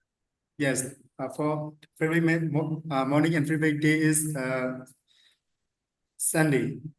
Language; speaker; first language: English; non-native, learner; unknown